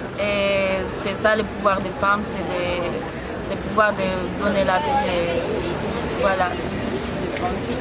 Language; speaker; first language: French; non-native, fluent; Spanish